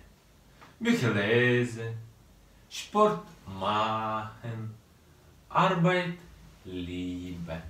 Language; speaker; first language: German; non-native, learner; Russian